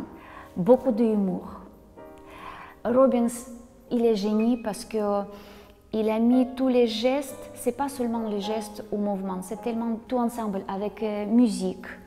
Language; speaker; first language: French; non-native, learner; Russian